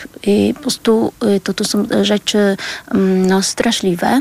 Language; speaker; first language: Polish; early bilingual, other home language; Vietnamese